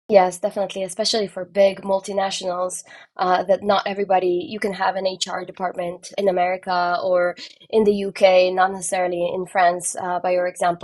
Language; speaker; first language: English; non-native, fluent; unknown